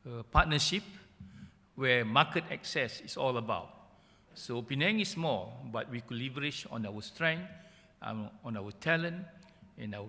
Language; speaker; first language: English; non-native, local second language; Malay